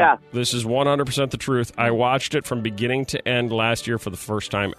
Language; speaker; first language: English; native; English